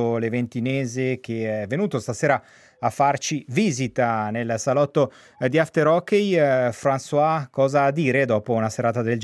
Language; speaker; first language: Italian; native; Italian